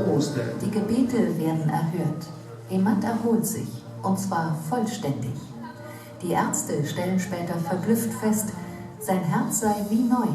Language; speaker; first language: German; native; German